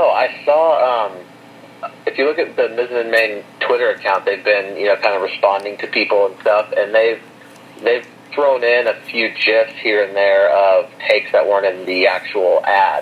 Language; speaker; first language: English; native; English